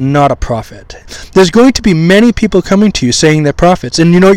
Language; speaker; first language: English; native; English